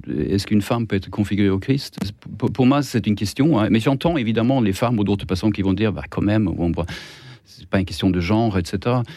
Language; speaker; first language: French; non-native, fluent; Swedish